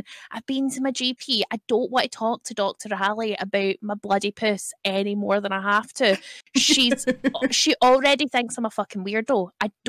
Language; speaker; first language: English; native; English